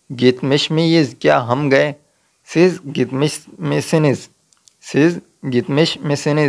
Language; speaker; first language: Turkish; non-native, fluent; Urdu